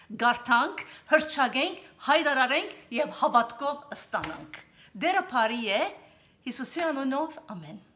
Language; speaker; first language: Armenian; early bilingual, heritage; Armenian